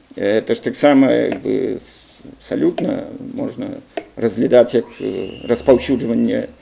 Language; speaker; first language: Belarusian; native; Belarusian